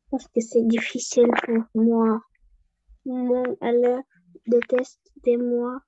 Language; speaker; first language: French; non-native, learner; Russian